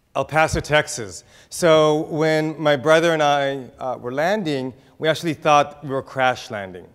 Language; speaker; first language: English; native; English